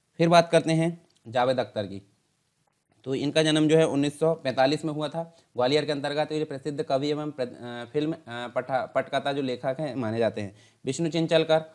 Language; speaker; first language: Hindi; native; Hindi